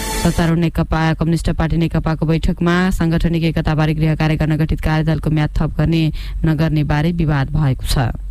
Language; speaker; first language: Nepali; native; Nepali